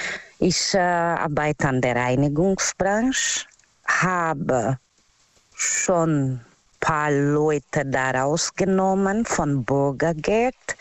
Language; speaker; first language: German; non-native, learner; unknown